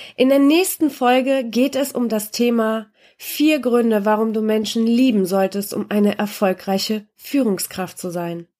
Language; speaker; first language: German; early bilingual, other home language; Polish